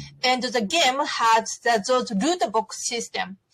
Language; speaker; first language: English; non-native, fluent; Japanese